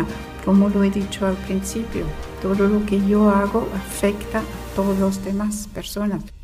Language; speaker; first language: Spanish; non-native, fluent; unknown